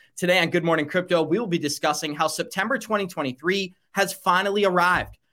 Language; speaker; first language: English; native; English